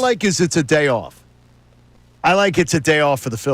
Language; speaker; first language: English; native; English